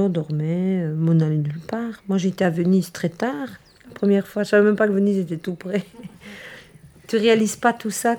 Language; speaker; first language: French; early bilingual, other home language; Italian